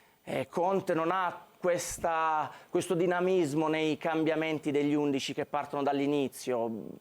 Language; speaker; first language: Italian; native; Italian